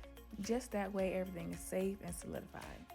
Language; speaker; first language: English; native; English